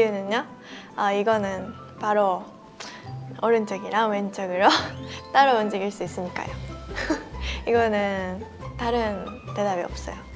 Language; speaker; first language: Korean; non-native, fluent; Japanese